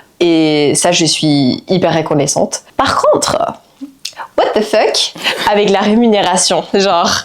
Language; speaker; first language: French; non-native, fluent; Spanish